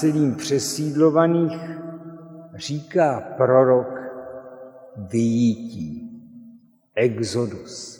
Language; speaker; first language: Czech; native; Czech